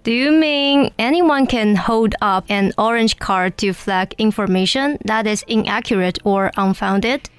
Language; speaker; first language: English; non-native, fluent; Chinese